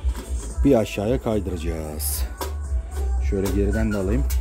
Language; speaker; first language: Turkish; native; Turkish